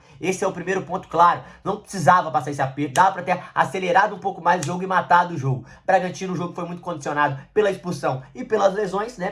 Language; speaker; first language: Portuguese; native; Portuguese